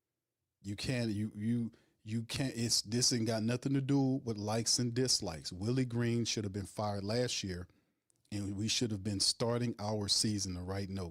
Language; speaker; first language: English; native; English